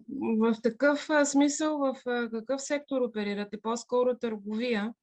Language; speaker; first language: Bulgarian; native; Bulgarian